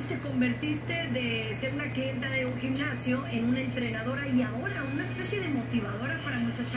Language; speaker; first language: Spanish; native; Spanish